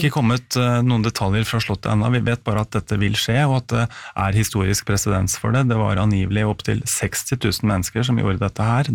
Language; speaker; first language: Norwegian; native; Norwegian